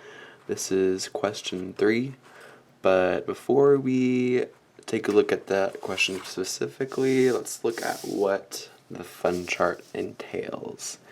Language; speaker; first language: English; native; English